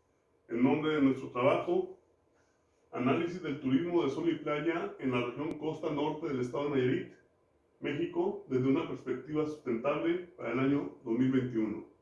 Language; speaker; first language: Spanish; native; Spanish